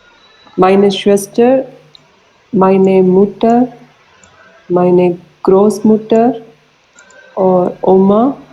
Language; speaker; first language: German; non-native, learner; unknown